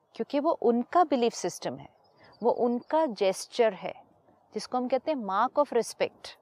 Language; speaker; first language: Hindi; native; Hindi